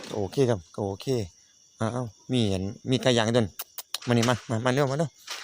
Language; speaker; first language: Thai; native; Thai